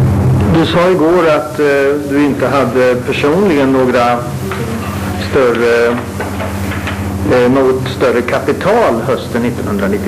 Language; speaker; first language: Swedish; native; Swedish